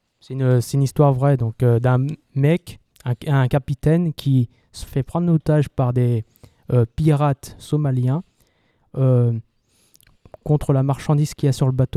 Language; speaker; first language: French; native; French